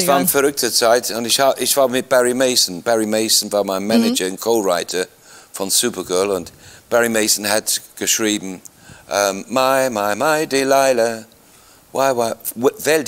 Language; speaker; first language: German; non-native, fluent; English